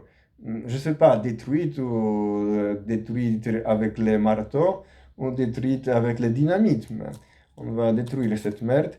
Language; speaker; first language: French; non-native, learner; Polish